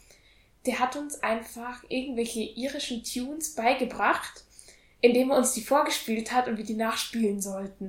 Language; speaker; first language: German; native; German